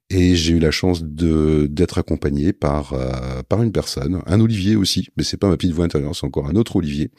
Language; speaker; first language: French; native; French